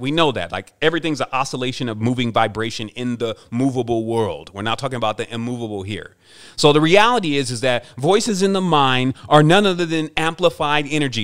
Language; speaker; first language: English; native; English